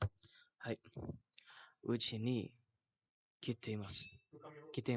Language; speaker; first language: Japanese; non-native, learner; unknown